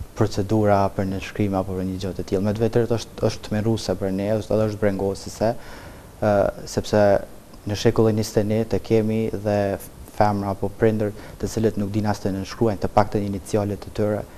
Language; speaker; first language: Albanian; non-native, local second language; Romany